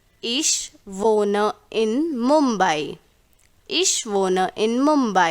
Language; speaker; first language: German; non-native, fluent; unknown